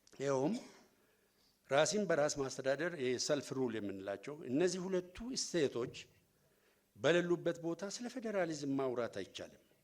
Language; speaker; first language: Amharic; non-native, local second language; Oromo